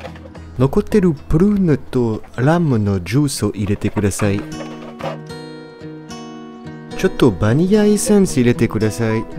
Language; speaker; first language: Japanese; non-native, learner; French